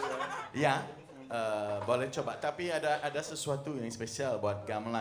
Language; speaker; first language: Indonesian; non-native, fluent; French